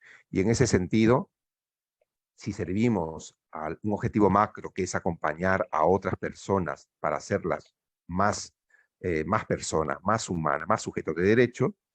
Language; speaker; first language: Spanish; native; Spanish